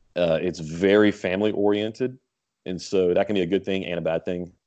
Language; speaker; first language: English; native; English